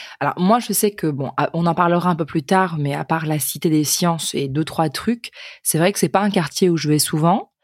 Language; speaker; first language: French; native; French